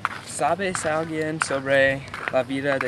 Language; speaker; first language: Spanish; non-native, learner; English